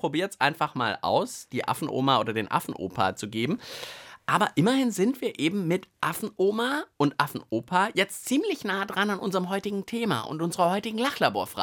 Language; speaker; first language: German; native; German